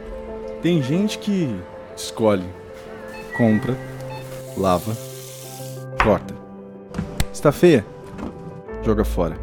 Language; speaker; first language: Portuguese; native; Portuguese